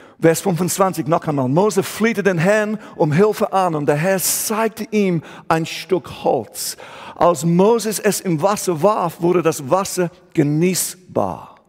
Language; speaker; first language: German; non-native, fluent; English